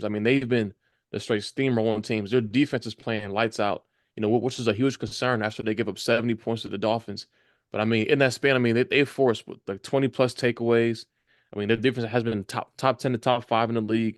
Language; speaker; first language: English; native; English